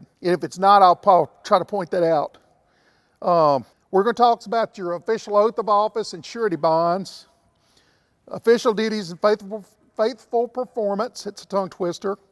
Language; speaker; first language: English; native; English